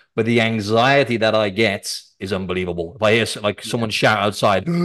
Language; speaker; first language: English; native; English